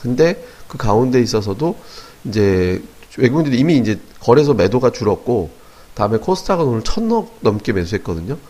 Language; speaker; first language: Korean; native; Korean